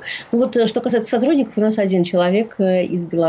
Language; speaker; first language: Russian; native; Russian